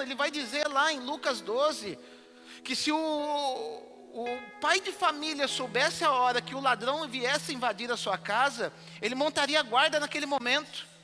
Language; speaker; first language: Portuguese; native; Portuguese